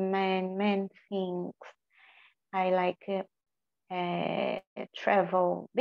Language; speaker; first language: English; non-native, learner; Portuguese